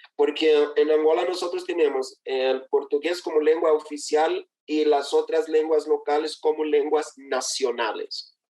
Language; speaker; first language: Spanish; non-native, fluent; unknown